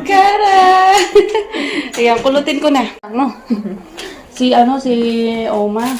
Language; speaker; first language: Filipino; native; Filipino